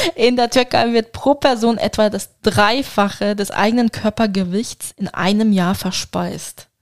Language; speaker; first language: German; non-native, fluent; Turkish